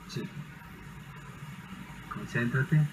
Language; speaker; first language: Spanish; native; Spanish